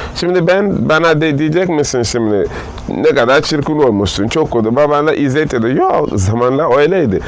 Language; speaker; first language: Turkish; non-native, learner; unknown